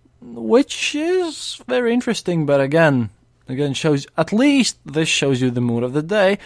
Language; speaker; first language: English; non-native, fluent; Latvian